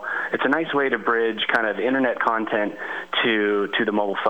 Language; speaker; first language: English; native; English